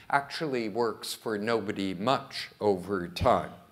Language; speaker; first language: English; early bilingual, other home language; French